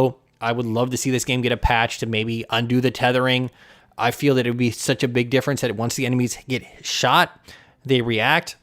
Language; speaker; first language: English; native; English